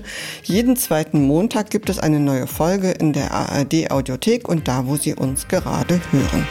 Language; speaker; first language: German; native; German